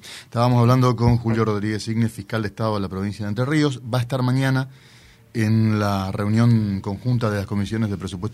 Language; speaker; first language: Spanish; native; Spanish